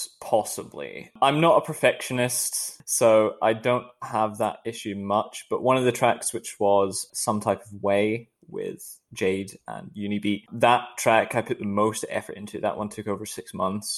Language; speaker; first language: English; native; English